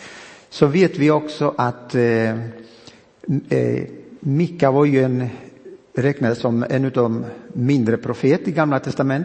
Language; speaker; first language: Swedish; non-native, fluent; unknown